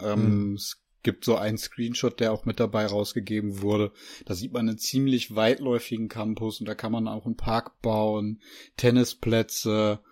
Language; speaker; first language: German; native; German